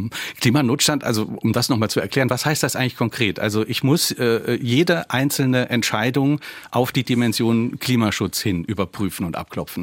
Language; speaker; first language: German; native; German